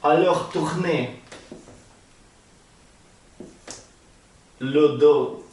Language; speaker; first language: French; non-native, learner; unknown